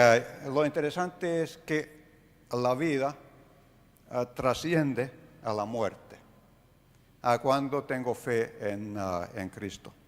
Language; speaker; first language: Spanish; non-native, fluent; Finnish